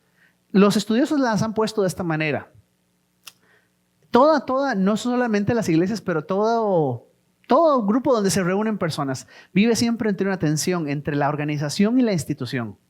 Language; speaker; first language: Spanish; native; Spanish